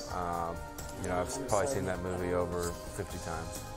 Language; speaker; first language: English; native; English